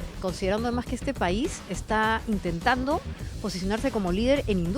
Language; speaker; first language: Spanish; native; Spanish